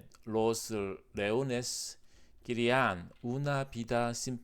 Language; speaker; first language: Spanish; non-native, learner; Korean